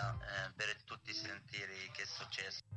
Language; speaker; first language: Italian; non-native, learner; Arabic